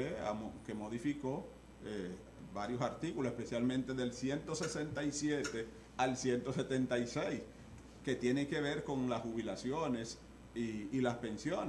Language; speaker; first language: Spanish; native; Spanish